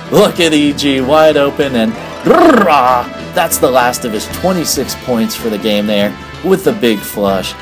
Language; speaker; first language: English; native; English